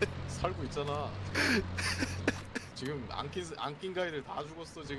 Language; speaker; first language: Korean; native; Korean